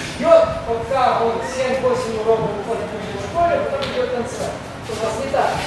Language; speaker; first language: Russian; non-native, local second language; Ukrainian